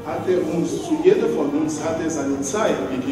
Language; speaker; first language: German; non-native, learner; French